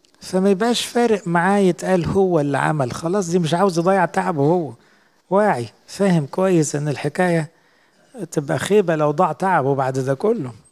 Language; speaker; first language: Arabic; native; Arabic